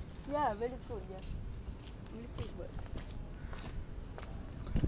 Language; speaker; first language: English; non-native, learner; Thai